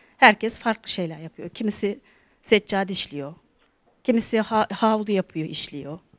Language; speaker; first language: Turkish; native; Turkish